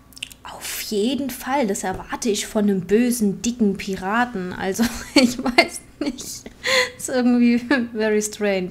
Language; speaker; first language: German; native; German